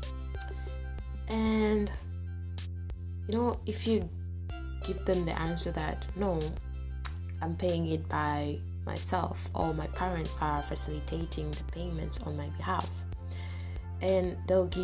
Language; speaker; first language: English; non-native, local second language; Swahili